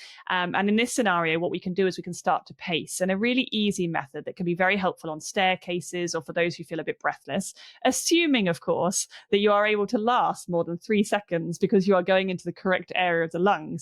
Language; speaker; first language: English; native; English